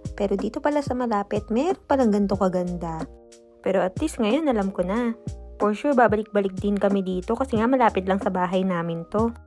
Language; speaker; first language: Filipino; native; Filipino